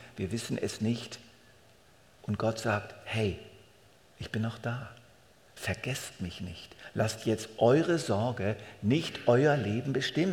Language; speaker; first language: German; native; German